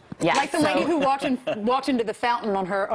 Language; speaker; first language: English; native; English